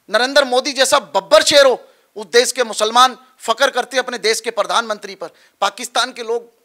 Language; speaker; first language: Hindi; native; Hindi